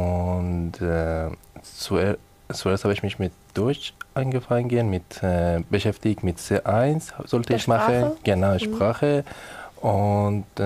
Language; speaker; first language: German; non-native, learner; Persian